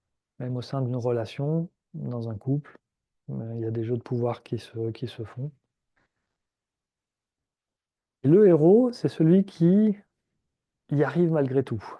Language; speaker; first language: French; native; French